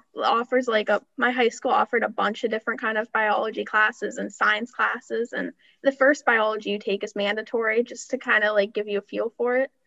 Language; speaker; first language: English; native; English